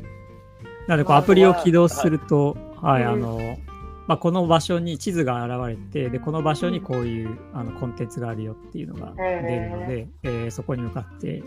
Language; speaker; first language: Japanese; native; Japanese